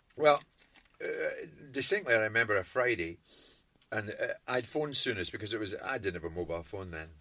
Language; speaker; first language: English; native; English